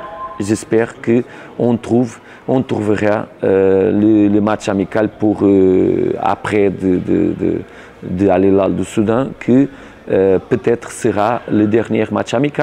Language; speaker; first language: French; non-native, learner; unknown